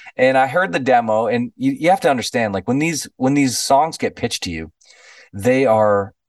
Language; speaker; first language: English; native; English